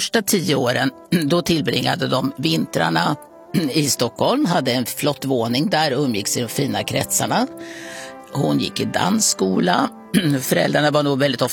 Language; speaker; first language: Swedish; native; Swedish